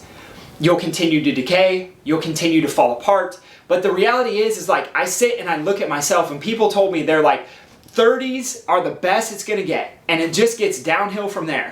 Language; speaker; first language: English; native; English